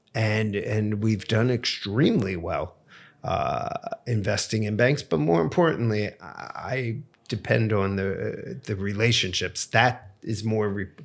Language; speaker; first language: English; native; English